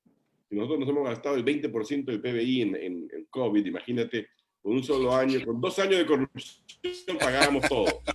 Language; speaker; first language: Spanish; native; Spanish